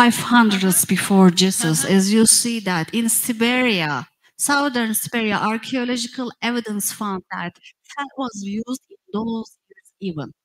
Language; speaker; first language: English; non-native, fluent; Turkish